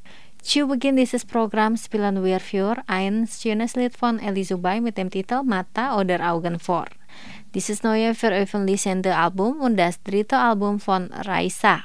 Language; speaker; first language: German; non-native, learner; Indonesian